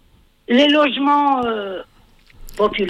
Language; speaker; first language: French; non-native, fluent; Italian